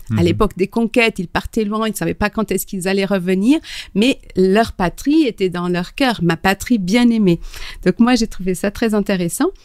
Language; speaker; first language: French; non-native, fluent; Portuguese